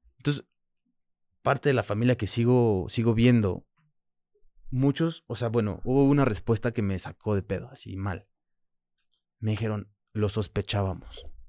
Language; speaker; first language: Spanish; early bilingual, other home language; French